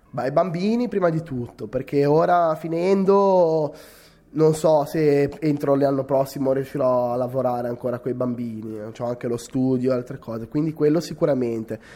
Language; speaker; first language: Italian; native; Italian